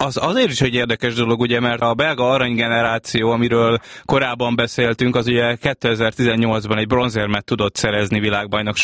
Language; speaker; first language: Hungarian; native; Hungarian